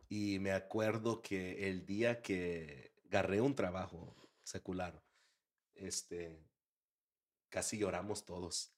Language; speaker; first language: Spanish; early bilingual, heritage; Spanish